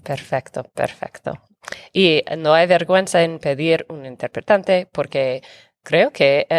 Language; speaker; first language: Spanish; non-native, fluent; English